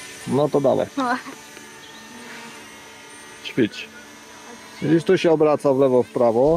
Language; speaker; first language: Polish; native; Polish